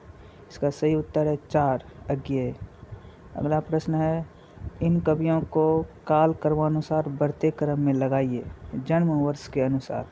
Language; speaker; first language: Hindi; native; Hindi